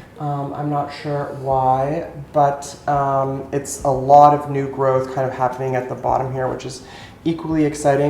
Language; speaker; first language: English; native; English